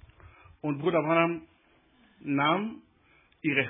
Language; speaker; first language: German; non-native, learner; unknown